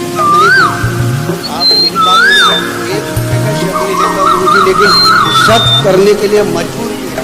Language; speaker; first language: Hindi; native; Hindi